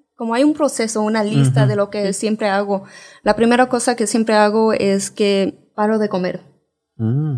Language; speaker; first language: Spanish; early bilingual, heritage; Spanish